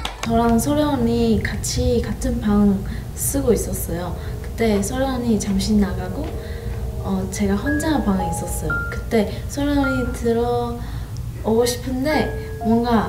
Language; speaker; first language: Korean; non-native, learner; Chinese